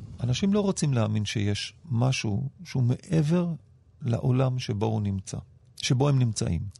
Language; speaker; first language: Hebrew; native; Hebrew